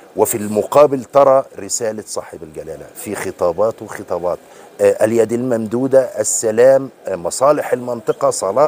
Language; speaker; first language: Arabic; native; Arabic